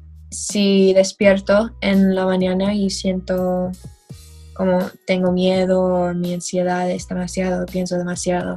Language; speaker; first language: Spanish; non-native, learner; English